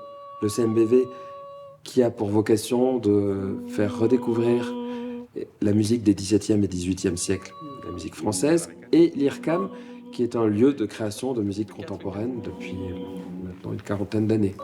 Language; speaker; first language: French; native; French